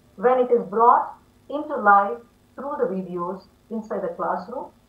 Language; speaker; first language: English; non-native, local second language; Tamil